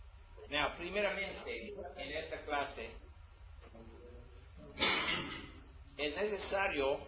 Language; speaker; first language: Spanish; non-native, learner; English